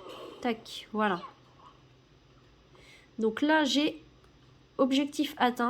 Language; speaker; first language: French; native; French